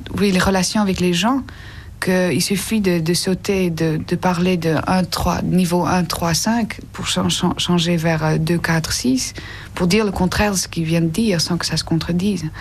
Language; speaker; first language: French; non-native, fluent; Dutch